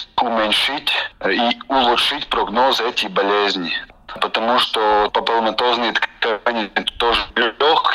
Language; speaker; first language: Russian; non-native, local second language; Latvian